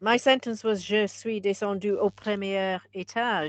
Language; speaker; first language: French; non-native, learner; English